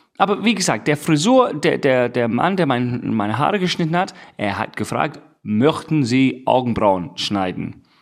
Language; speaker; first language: German; non-native, fluent; English